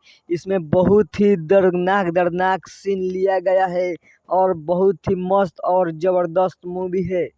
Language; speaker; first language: Hindi; non-native, local second language; Bhojpuri